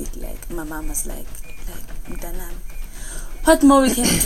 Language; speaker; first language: English; non-native, local second language; Zulu